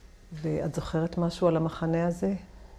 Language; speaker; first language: Hebrew; native; Hebrew